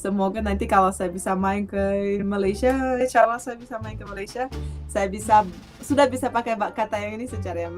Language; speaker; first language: Indonesian; non-native, fluent; Russian